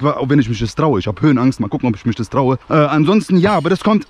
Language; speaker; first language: German; early bilingual, other home language; Bosnian